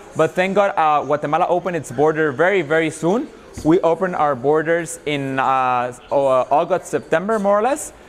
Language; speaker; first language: English; non-native, fluent; Spanish